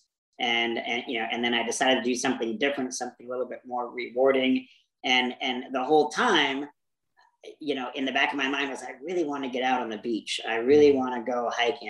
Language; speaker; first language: English; native; English